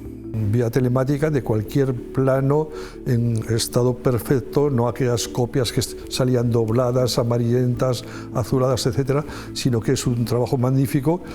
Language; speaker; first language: Spanish; native; Spanish